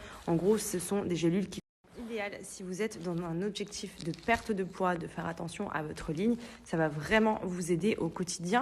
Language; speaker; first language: French; native; French